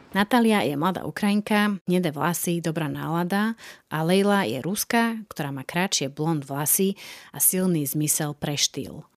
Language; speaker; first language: Slovak; native; Slovak